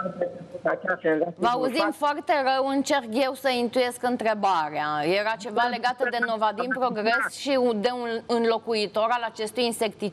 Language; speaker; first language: Romanian; native; Romanian